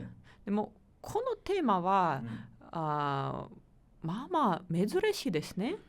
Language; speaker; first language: Japanese; non-native, learner; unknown